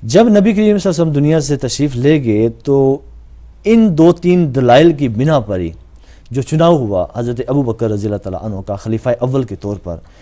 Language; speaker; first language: Urdu; non-native, local second language; Punjabi